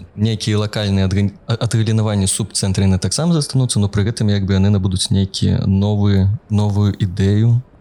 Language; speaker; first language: Belarusian; non-native, local second language; Russian